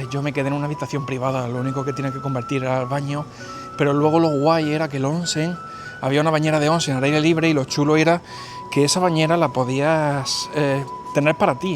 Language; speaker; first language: Spanish; native; Spanish